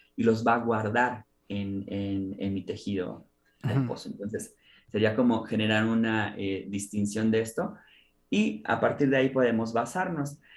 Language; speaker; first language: Spanish; native; Spanish